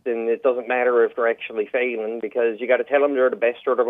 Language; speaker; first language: English; native; English